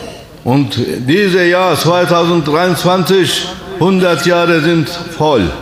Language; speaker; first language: German; non-native, fluent; Turkish